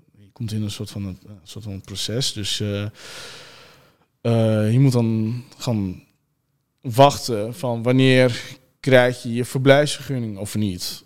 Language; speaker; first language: Dutch; early bilingual, other home language; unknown